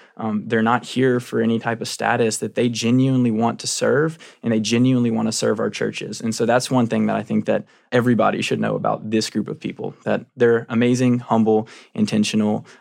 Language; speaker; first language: English; native; English